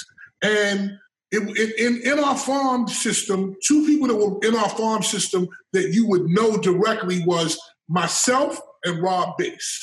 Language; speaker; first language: English; native; English